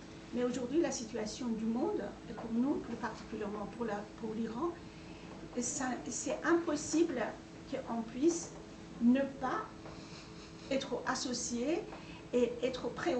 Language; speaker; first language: French; non-native, fluent; Persian